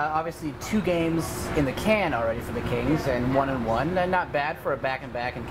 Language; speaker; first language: English; native; English